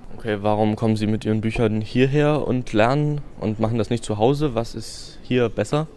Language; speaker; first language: German; native; German